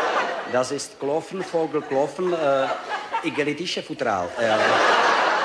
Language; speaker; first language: German; non-native, learner; Czech